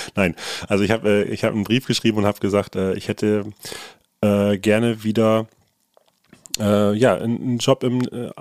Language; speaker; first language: German; native; German